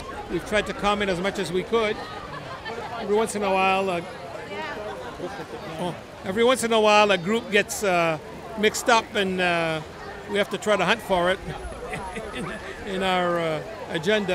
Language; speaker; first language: English; early bilingual, other home language; French